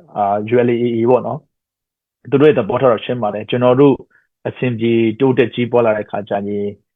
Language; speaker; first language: Burmese; non-native, local second language; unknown